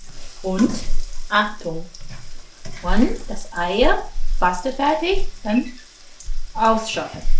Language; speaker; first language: German; non-native, learner; Chinese